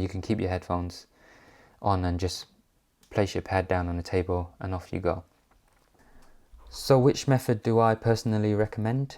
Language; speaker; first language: English; native; English